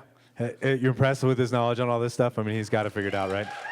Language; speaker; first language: English; native; English